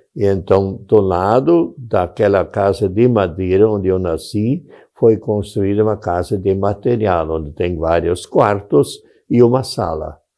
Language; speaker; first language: Portuguese; non-native, local second language; German